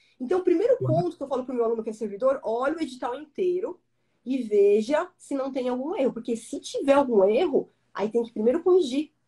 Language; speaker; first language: Portuguese; native; Portuguese